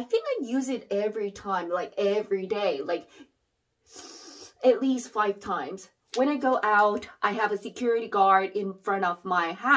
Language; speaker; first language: English; non-native, learner; Korean